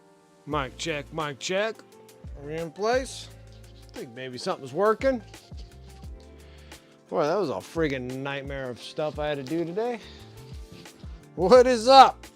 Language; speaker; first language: English; native; English